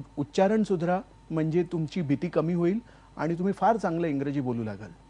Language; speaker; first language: Marathi; native; Marathi